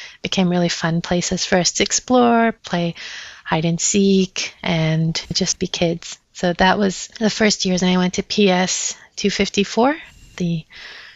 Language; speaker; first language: English; early bilingual, other home language; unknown